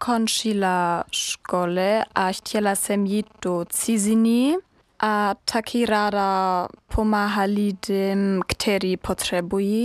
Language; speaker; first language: Czech; non-native, learner; German